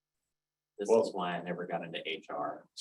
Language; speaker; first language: English; native; English